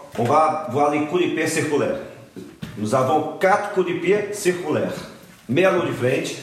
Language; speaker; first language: French; non-native, fluent; Portuguese